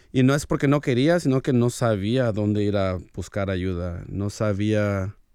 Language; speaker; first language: Spanish; early bilingual, heritage; Spanish